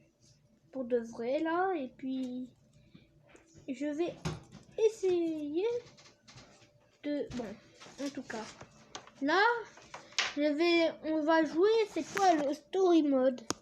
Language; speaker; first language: French; native; French